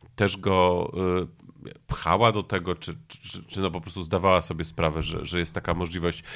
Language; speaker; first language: Polish; native; Polish